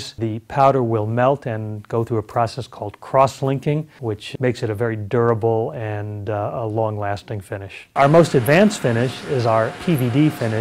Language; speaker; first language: English; native; English